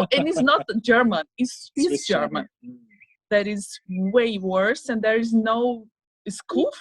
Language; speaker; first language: English; non-native, fluent; Portuguese